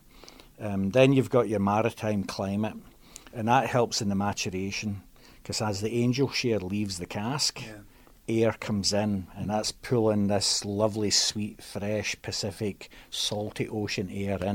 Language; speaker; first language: English; native; English